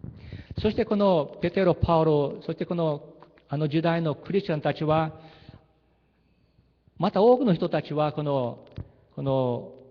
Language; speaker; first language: Japanese; early bilingual, heritage; Japanese